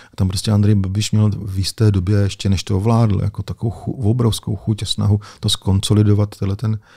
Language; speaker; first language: Czech; native; Czech